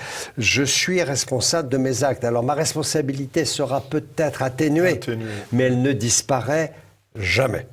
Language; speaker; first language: French; native; French